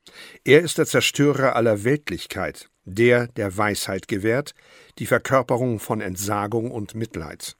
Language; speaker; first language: German; native; German